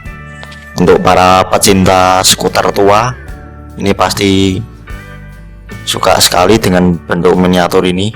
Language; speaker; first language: Indonesian; native; Indonesian